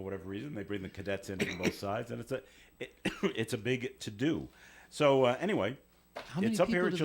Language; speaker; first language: English; native; English